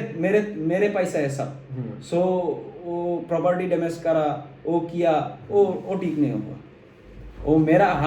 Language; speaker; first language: Hindi; non-native, fluent; Bangla